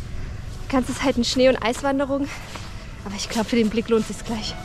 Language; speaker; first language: German; native; German